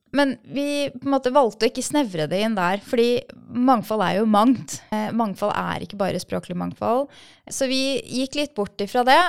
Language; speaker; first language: Norwegian; early bilingual, other home language; Persian